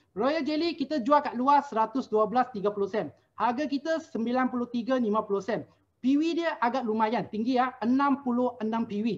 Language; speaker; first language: Malay; non-native, local second language; Chinese